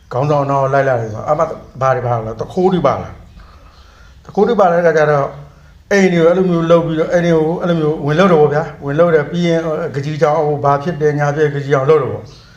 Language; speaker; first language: Burmese; native; Burmese